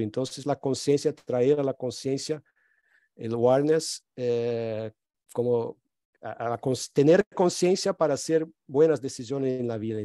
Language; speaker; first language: Spanish; non-native, fluent; Portuguese